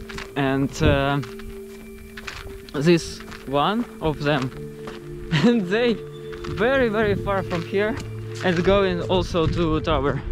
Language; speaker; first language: English; non-native, learner; Russian